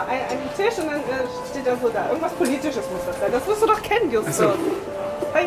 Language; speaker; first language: German; native; German